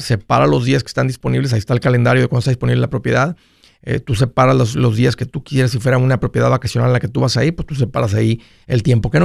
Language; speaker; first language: Spanish; native; Spanish